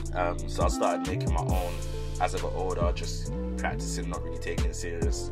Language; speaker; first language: English; native; English